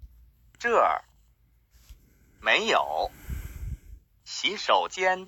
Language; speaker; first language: Chinese; non-native, learner; English